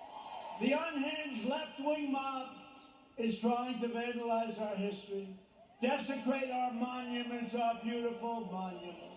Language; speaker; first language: English; native; English